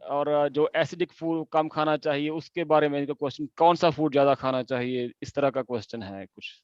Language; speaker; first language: Hindi; non-native, local second language; Punjabi